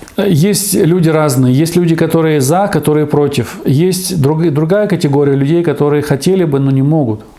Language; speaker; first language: Russian; native; Russian